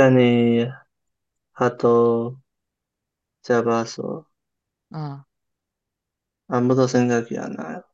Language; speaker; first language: Korean; non-native, learner; Chinese